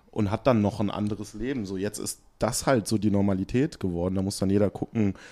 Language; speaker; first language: German; native; German